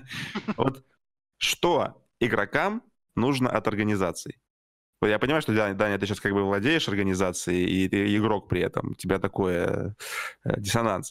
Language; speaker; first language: Russian; native; Russian